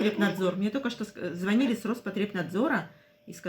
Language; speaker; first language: Russian; native; Russian